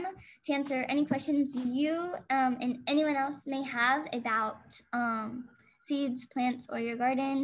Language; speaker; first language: English; native; English